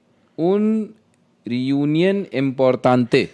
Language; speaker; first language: Spanish; non-native, learner; Hindi